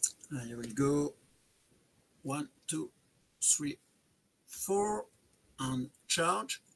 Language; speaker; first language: English; non-native, fluent; French